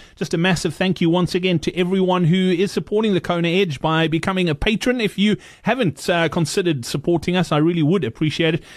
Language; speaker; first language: English; native; English